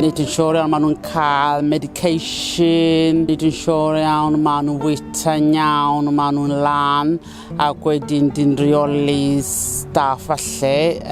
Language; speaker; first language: Welsh; non-native, learner; Southern Sotho